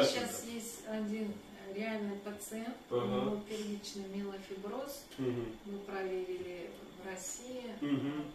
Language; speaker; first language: Russian; native; Russian